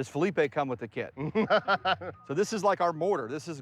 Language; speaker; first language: English; native; English